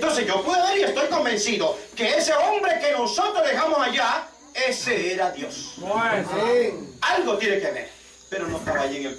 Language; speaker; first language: Spanish; native; Spanish